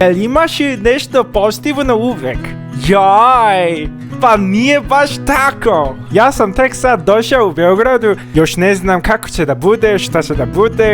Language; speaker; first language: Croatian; non-native, fluent; Korean